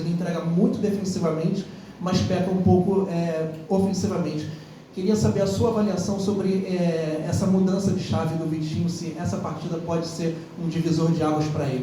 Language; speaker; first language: Portuguese; native; Portuguese